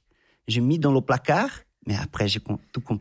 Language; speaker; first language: French; non-native, fluent; Portuguese